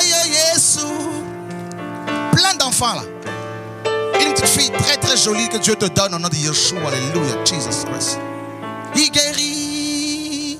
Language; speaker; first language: French; non-native, local second language; Lingala